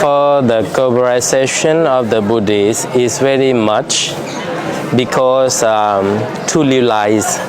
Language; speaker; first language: English; non-native, fluent; Lao